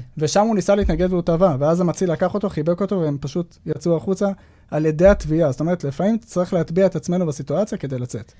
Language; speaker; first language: Hebrew; native; Hebrew